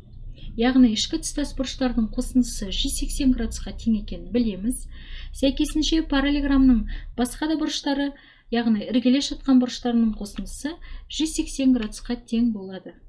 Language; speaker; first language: Kazakh; native; Kazakh